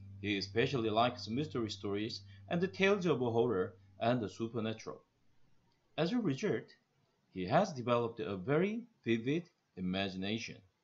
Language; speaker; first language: English; non-native, fluent; Korean